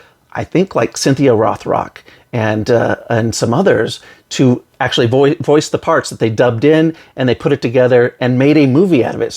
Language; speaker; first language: English; native; English